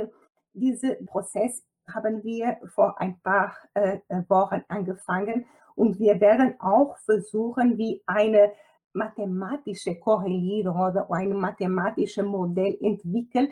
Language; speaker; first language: German; non-native, fluent; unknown